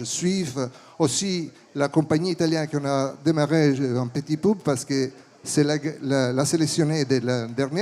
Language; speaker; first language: French; non-native, fluent; Italian